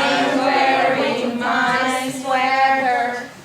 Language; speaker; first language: English; non-native, learner; Chinese